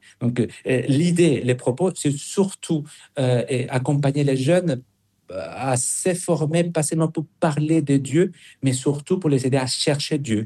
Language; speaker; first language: French; non-native, fluent; Spanish